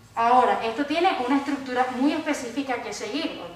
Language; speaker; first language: Spanish; native; Spanish